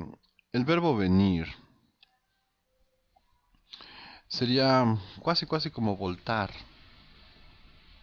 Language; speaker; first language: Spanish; non-native, fluent; Portuguese